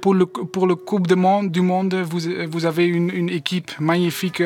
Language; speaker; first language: French; non-native, learner; Dutch